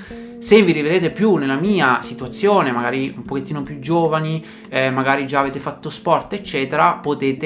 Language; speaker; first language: Italian; native; Italian